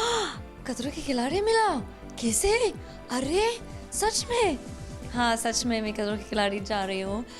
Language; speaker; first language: Hindi; non-native, learner; Arabic